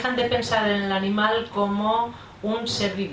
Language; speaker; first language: Spanish; native; Spanish